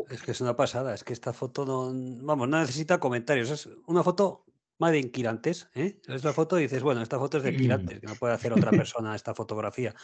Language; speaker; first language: Spanish; native; Spanish